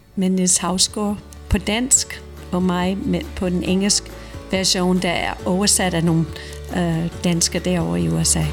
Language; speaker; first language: Danish; non-native, fluent; English